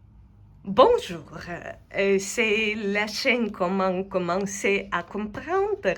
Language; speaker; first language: French; non-native, fluent; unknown